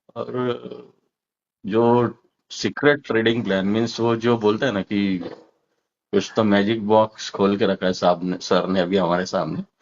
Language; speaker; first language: Hindi; non-native, local second language; Marathi